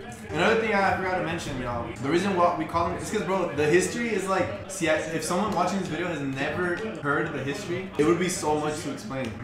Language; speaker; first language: English; early bilingual, other home language; Spanish